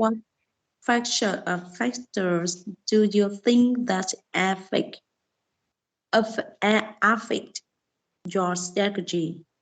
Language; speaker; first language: English; non-native, learner; Vietnamese